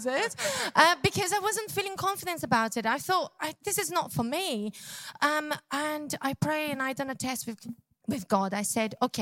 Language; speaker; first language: English; non-native, learner; Portuguese